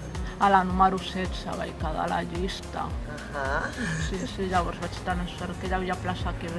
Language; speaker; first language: Catalan; non-native, local second language; Spanish